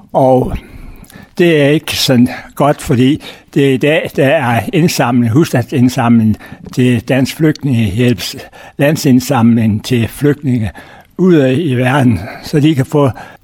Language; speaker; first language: Danish; native; Danish